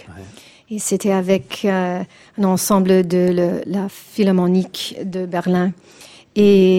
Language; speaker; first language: French; non-native, fluent; English